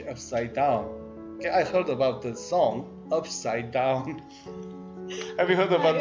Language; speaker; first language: English; non-native, learner; Korean